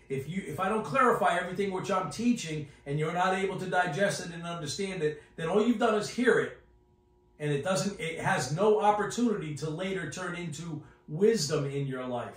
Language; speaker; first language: English; native; English